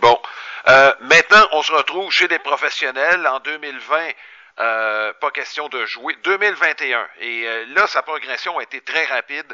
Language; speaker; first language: French; native; French